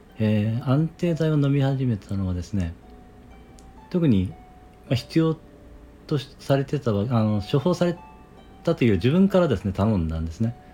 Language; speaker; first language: Japanese; native; Japanese